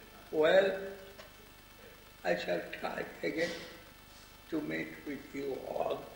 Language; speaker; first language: English; non-native, local second language; Bangla